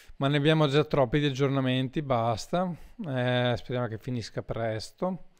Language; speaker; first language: Italian; native; Italian